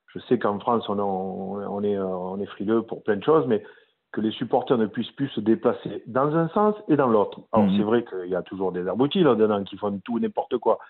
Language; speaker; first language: French; native; French